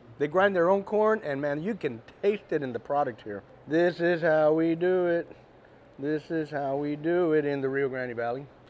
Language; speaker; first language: English; early bilingual, other home language; Spanish